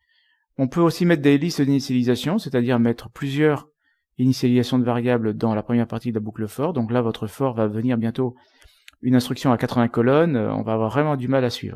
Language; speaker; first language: French; native; French